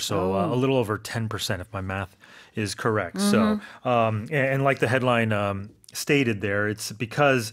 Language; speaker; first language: English; native; English